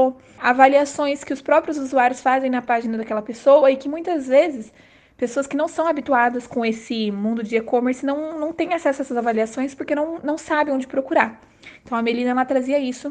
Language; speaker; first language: Portuguese; native; Portuguese